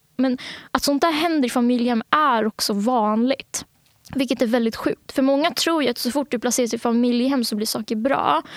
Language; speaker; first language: Swedish; early bilingual, other home language; Bangla